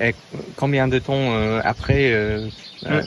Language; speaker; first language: French; non-native, fluent; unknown